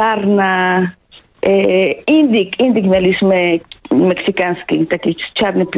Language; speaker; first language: Polish; non-native, fluent; Spanish